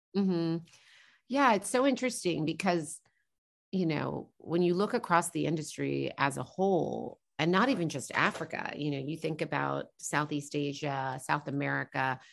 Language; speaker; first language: English; native; English